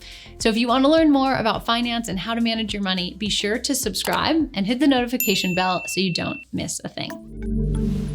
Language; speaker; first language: English; native; English